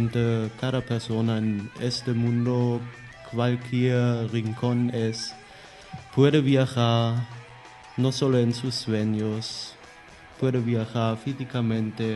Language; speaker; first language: Spanish; non-native, learner; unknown